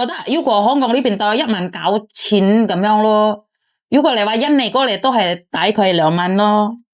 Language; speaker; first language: Cantonese; native; Cantonese